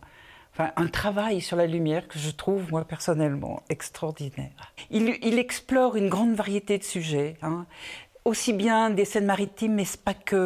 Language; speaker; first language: French; native; French